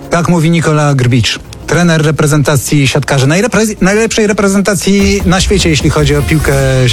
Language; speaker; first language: Polish; native; Polish